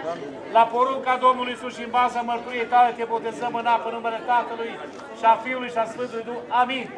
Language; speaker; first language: Romanian; native; Romanian